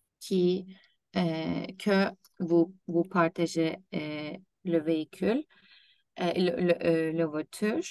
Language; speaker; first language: French; non-native, learner; Turkish